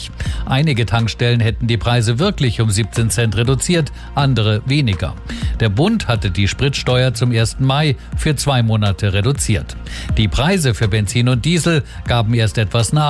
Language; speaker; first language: German; native; German